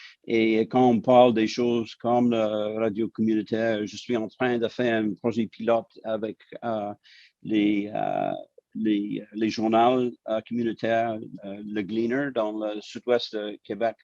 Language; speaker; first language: French; non-native, local second language; English